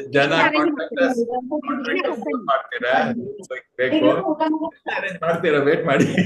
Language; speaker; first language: Kannada; non-native, learner; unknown